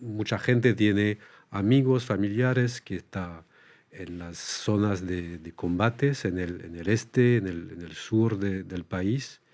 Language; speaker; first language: Spanish; non-native, fluent; French